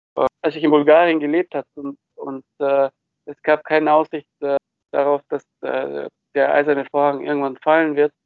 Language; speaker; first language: German; early bilingual, other home language; Bulgarian